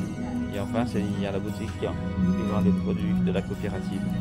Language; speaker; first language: French; non-native, fluent; Vietnamese